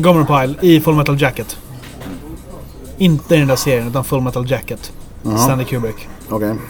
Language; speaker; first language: Swedish; native; Swedish